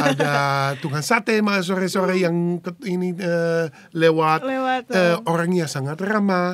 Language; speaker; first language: Indonesian; non-native, fluent; Dutch